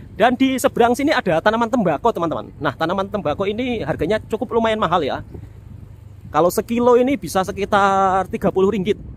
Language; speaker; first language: Indonesian; native; Indonesian